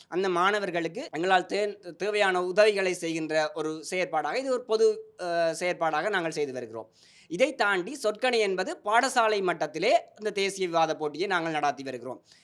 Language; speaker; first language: Tamil; native; Tamil